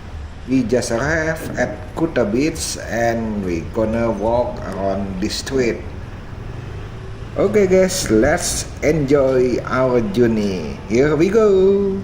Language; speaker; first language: English; non-native, fluent; Indonesian